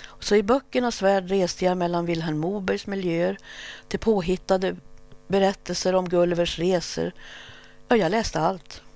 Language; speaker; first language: Swedish; native; Swedish